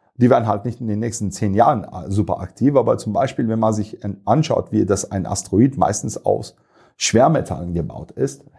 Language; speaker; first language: German; non-native, fluent; Turkish